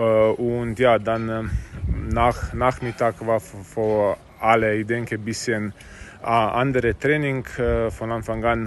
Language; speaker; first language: German; non-native, learner; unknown